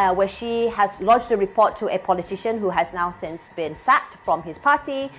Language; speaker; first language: English; non-native, local second language; Malay